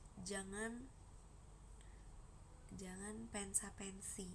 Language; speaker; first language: Indonesian; native; Indonesian